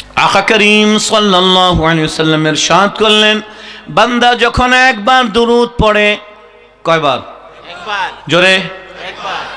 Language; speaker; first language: Bangla; non-native, local second language; Urdu